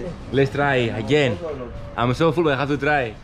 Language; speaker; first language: English; non-native, fluent; Greek